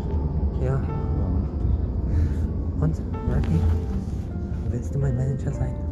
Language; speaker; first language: German; non-native, fluent; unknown